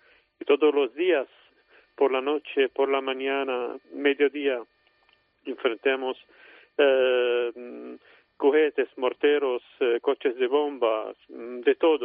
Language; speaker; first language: Spanish; non-native, fluent; Arabic